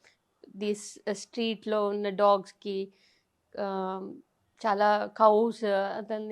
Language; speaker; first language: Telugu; non-native, learner; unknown